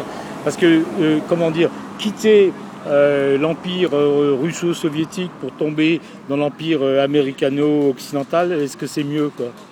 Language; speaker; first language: French; native; French